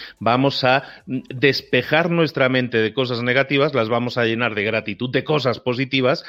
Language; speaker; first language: Spanish; native; Spanish